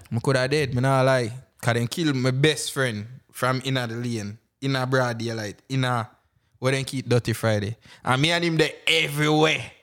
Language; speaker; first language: English; non-native, local second language; Jamaican Creole English